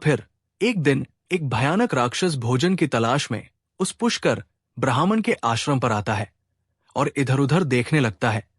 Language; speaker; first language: Hindi; native; Hindi